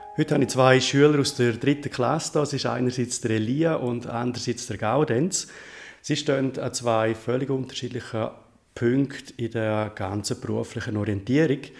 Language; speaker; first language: German; native; German